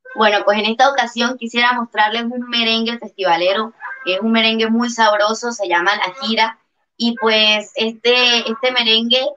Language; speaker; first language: Spanish; native; Spanish